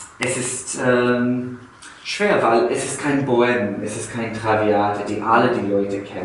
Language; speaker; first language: German; non-native, fluent; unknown